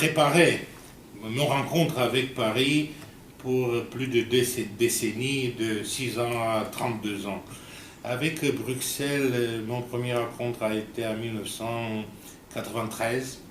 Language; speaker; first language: French; non-native, fluent; Romanian